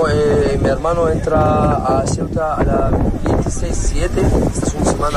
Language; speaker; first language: Spanish; non-native, learner; Arabic